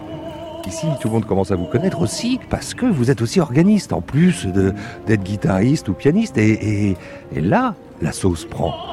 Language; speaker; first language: French; native; French